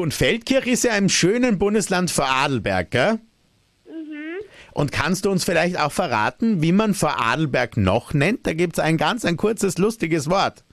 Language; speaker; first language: German; native; German